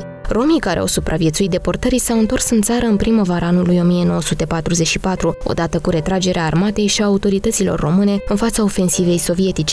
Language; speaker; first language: Romanian; native; Romanian